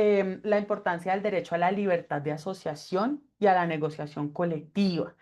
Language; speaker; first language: Spanish; native; Spanish